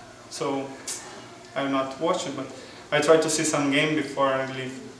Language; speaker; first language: English; non-native, fluent; Portuguese